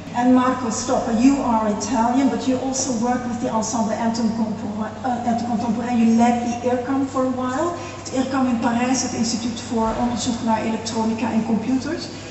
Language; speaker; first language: English; non-native, fluent; Dutch